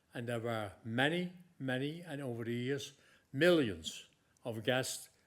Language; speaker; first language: English; non-native, fluent; Dutch